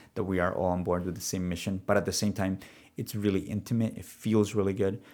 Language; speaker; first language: English; early bilingual, other home language; Spanish